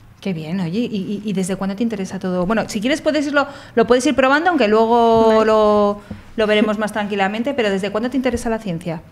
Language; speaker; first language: Spanish; native; Spanish